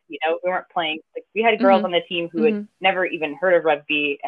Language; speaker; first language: English; native; English